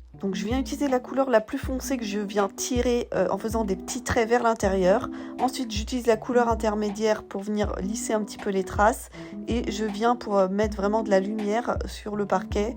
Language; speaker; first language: French; native; French